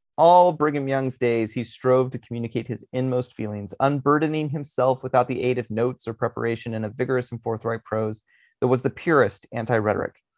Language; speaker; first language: English; native; English